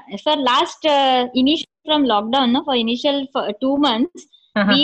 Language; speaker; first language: English; non-native, local second language; Marathi